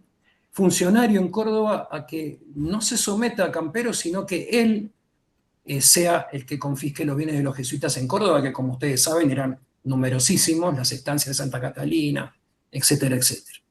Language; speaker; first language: Spanish; native; Spanish